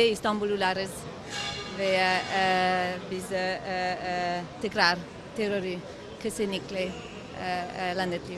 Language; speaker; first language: Turkish; non-native, fluent; French